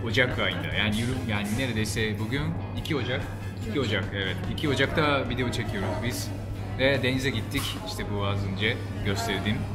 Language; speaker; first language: Turkish; non-native, fluent; Japanese